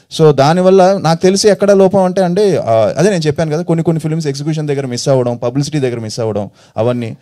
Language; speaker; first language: Telugu; native; Telugu